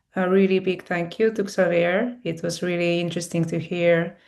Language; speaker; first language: English; non-native, fluent; Estonian